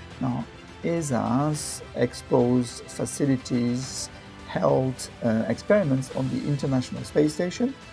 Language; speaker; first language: English; non-native, fluent; French